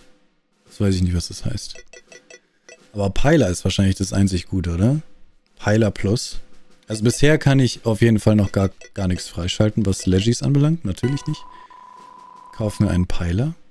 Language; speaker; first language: German; native; German